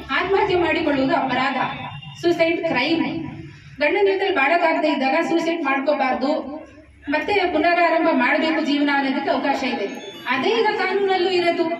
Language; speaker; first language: Kannada; non-native, local second language; Urdu